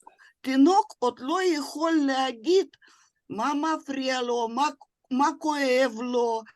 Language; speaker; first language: Hebrew; non-native, fluent; Russian